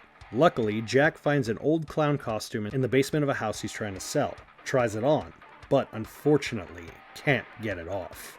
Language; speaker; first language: English; native; English